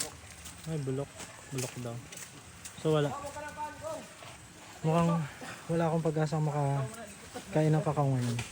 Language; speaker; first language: Filipino; non-native, local second language; Cebuano